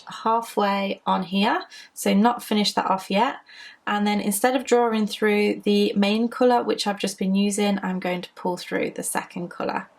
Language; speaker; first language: English; native; English